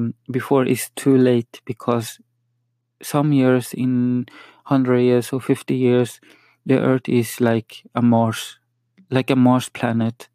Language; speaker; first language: English; non-native, learner; Spanish